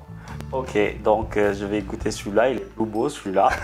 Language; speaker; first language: French; non-native, fluent; Indonesian